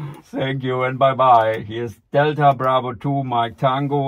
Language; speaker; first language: English; non-native, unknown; German